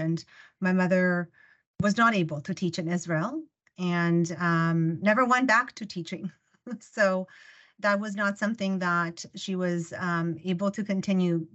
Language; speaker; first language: English; non-native, fluent; Russian